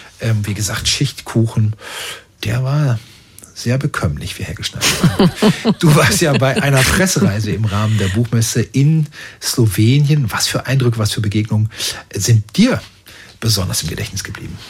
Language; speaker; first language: German; native; German